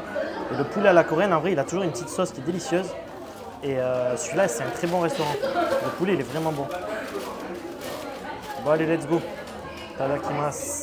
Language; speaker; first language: French; native; French